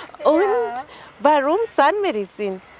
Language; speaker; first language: German; non-native, fluent; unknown